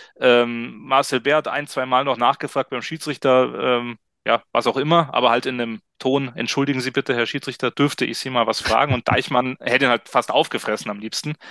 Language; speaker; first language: German; native; German